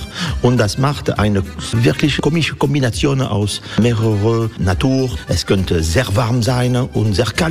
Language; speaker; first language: German; non-native, fluent; French